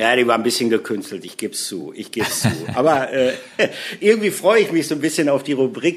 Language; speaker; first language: German; native; German